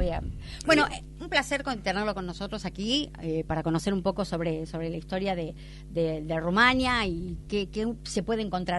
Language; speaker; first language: Spanish; native; Spanish